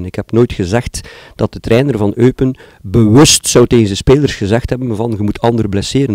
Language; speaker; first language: Dutch; native; Dutch